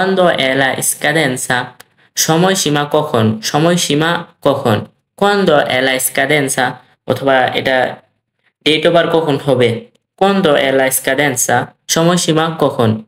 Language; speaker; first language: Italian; non-native, fluent; Bangla